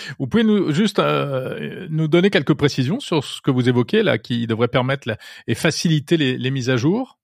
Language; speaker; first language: French; native; French